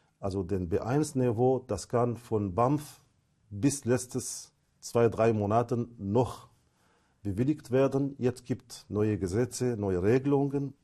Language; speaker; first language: German; non-native, fluent; Arabic